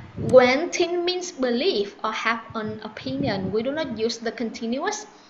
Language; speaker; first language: English; non-native, fluent; Vietnamese